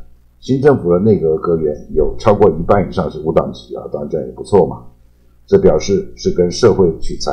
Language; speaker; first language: Chinese; native; Chinese